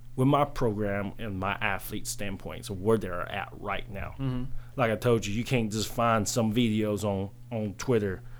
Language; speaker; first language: English; early bilingual, other home language; Chinese